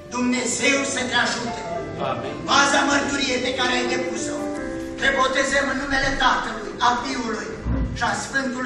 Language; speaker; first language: Romanian; native; Romanian